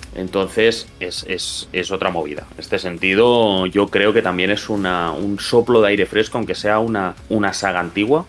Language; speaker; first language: Spanish; native; Spanish